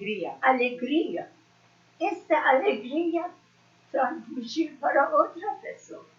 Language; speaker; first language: Portuguese; non-native, learner; Persian